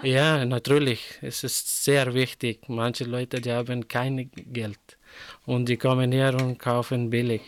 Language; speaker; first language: German; non-native, learner; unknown